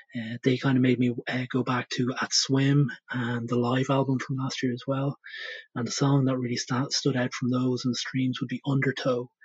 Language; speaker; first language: English; native; English